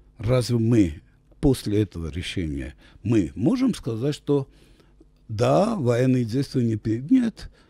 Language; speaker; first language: Russian; non-native, local second language; Armenian